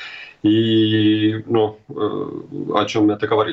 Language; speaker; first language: Russian; non-native, fluent; Estonian